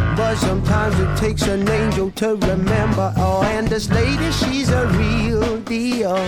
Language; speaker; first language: English; native; English